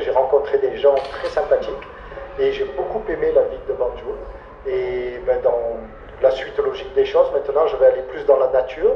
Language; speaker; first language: French; native; French